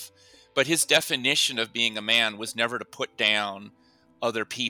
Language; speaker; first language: English; native; English